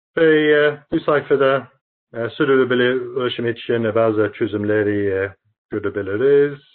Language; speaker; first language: Turkish; non-native, learner; English